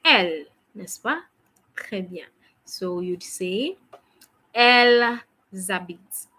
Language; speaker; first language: French; non-native, fluent; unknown